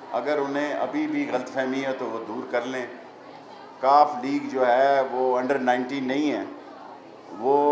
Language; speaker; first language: Urdu; non-native, local second language; Punjabi